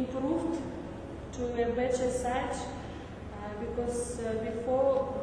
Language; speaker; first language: English; non-native, learner; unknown